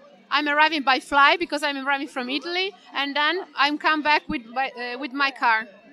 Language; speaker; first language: English; non-native, learner; Italian